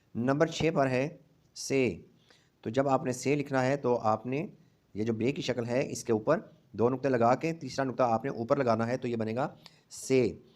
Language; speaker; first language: Urdu; non-native, local second language; Punjabi